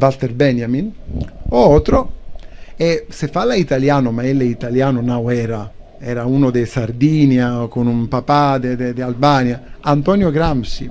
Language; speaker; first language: Portuguese; non-native, learner; Italian